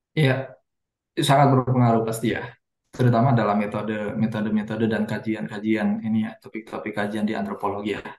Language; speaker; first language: Indonesian; native; Indonesian